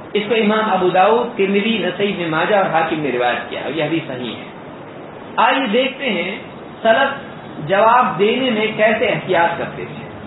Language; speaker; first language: Urdu; native; Urdu